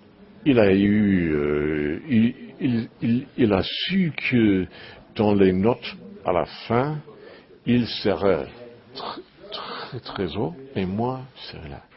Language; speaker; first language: French; non-native, learner; English